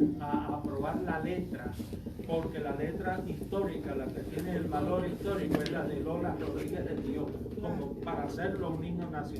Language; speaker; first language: Spanish; native; Spanish